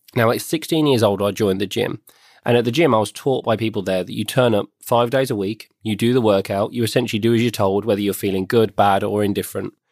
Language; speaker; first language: English; native; English